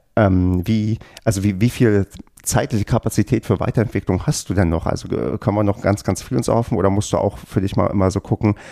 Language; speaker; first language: German; native; German